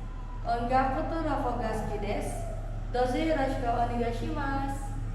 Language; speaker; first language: Japanese; non-native, learner; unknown